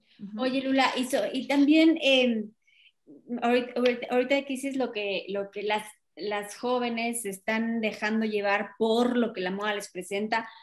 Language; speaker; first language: Spanish; native; Spanish